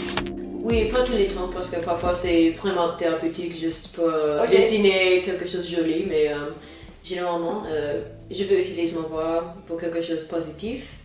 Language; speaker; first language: French; non-native, fluent; English